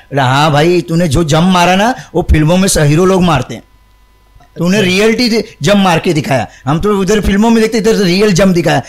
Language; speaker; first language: Hindi; non-native, local second language; Marathi